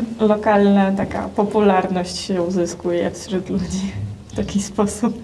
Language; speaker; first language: Polish; non-native, fluent; Russian